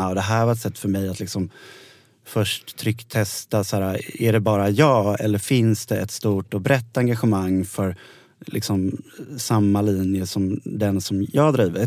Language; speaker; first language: Swedish; native; Swedish